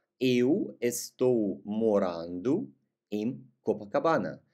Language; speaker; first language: Portuguese; non-native, fluent; Russian